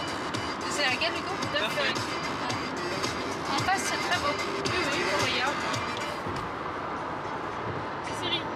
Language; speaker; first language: French; native; French